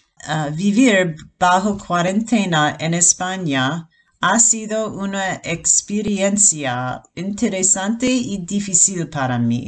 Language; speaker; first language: Spanish; non-native, fluent; English